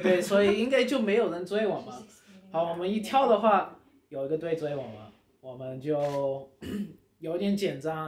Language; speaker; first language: Chinese; early bilingual, heritage; Chinese